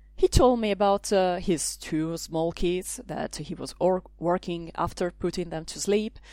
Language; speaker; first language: English; non-native, fluent; Italian